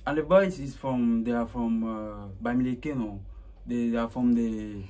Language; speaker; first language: English; non-native, local second language; French